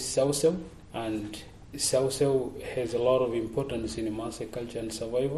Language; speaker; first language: English; non-native, local second language; Masai